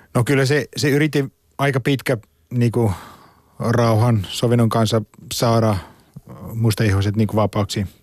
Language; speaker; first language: Finnish; non-native, fluent; Afrikaans